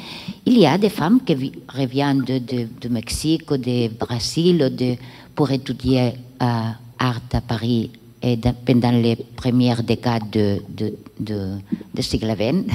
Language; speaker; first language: French; non-native, learner; Catalan